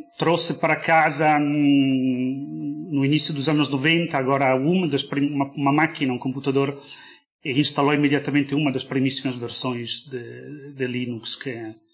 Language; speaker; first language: Portuguese; non-native, fluent; Italian